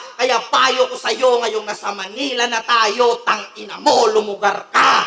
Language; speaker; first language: Filipino; native; Filipino